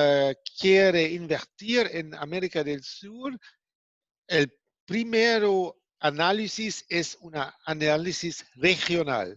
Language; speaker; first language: Spanish; non-native, fluent; German